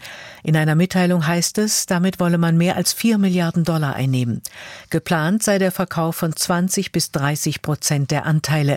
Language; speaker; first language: German; native; German